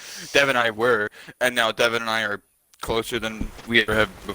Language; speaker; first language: English; native; English